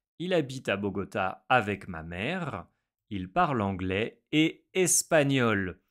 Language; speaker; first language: French; native; French